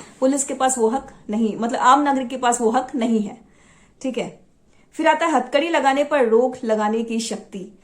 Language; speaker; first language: Hindi; non-native, local second language; Assamese